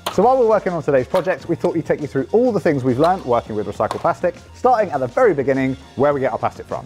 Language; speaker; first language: English; native; English